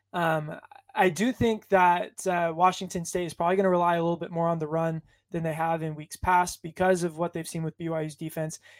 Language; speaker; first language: English; native; English